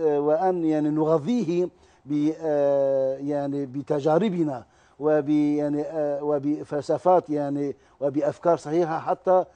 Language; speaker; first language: Arabic; non-native, fluent; Turkish